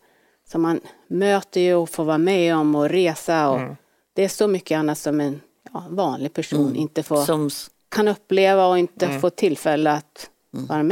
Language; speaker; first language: Swedish; native; Swedish